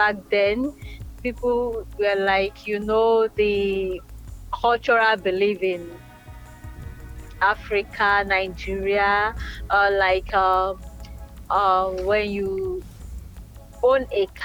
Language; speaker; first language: English; non-native, local second language; Yoruba